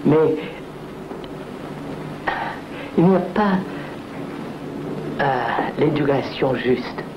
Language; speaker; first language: French; non-native, fluent; Telugu